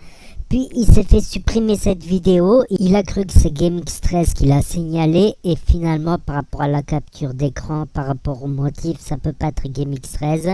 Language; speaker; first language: French; native; French